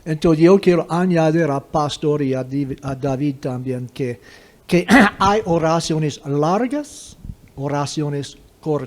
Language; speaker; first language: Spanish; non-native, fluent; English